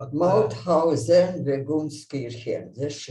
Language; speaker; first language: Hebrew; non-native, fluent; Hungarian